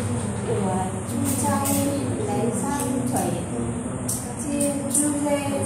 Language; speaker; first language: Chinese; non-native, learner; Vietnamese